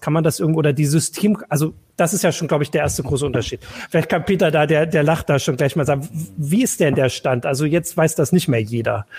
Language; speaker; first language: German; native; German